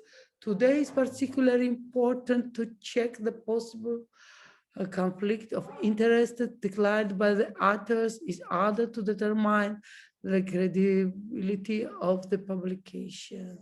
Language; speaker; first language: English; non-native, learner; Georgian